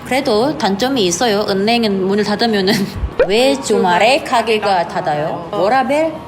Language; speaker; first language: Korean; non-native, fluent; Indonesian